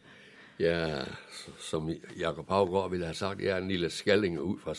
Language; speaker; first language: Danish; native; Danish